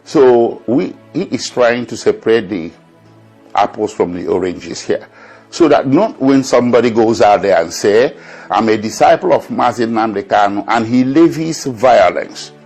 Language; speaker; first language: English; non-native, local second language; Igbo